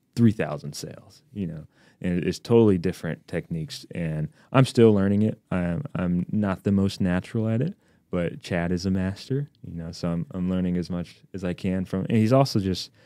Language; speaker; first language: English; native; English